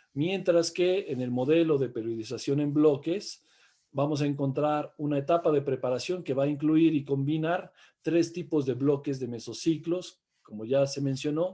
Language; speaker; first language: Spanish; native; Spanish